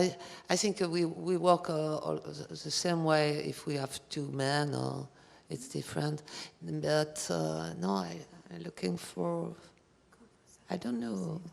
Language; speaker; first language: English; non-native, learner; French